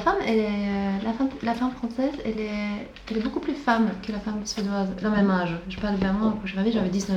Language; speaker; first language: French; non-native, fluent; Swedish